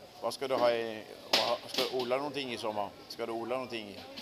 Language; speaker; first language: Swedish; native; Swedish